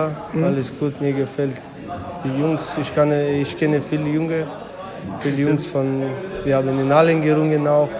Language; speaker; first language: German; non-native, learner; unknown